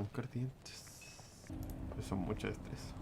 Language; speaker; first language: Spanish; native; Spanish